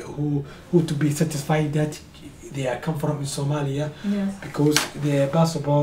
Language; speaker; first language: English; non-native, learner; Somali